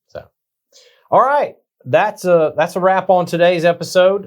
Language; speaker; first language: English; native; English